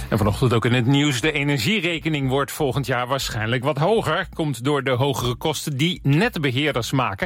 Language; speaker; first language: Dutch; native; Dutch